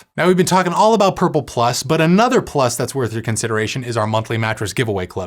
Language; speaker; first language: English; native; English